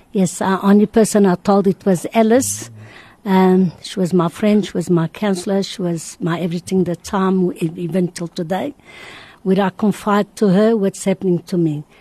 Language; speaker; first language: English; non-native, learner; Portuguese